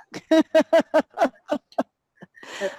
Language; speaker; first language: English; non-native, learner; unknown